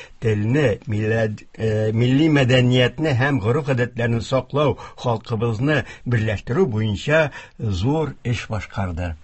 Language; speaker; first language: Tatar; native; Tatar